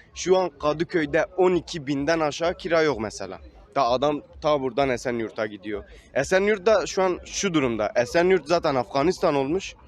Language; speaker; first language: Turkish; non-native, local second language; Kurdish